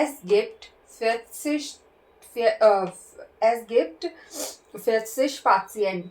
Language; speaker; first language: German; non-native, fluent; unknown